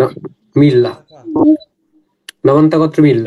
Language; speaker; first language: Italian; non-native, learner; Bangla